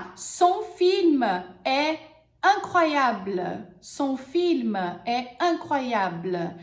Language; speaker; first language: French; non-native, fluent; Portuguese